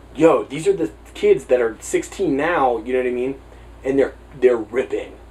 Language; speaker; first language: English; native; English